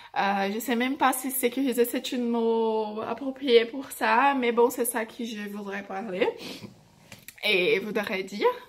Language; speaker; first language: French; non-native, fluent; Portuguese